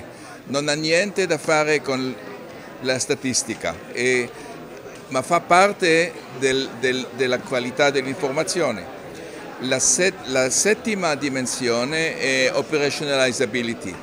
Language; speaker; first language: Italian; non-native, fluent; Hebrew